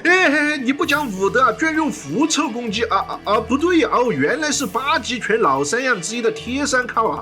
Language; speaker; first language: Chinese; native; Chinese